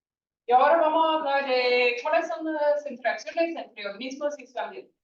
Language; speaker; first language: Spanish; non-native, fluent; English